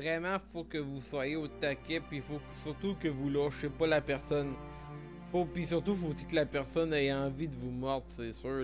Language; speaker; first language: French; native; French